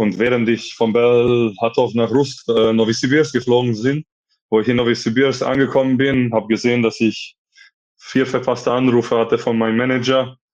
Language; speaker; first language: German; non-native, fluent; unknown